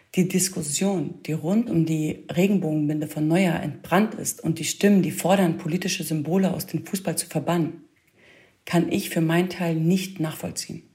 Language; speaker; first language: German; early bilingual, other home language; Kurdish